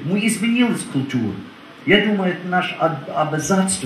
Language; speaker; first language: Russian; non-native, learner; English